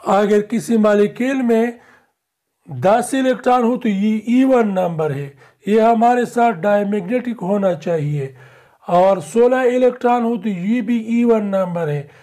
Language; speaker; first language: Urdu; non-native, local second language; Pashto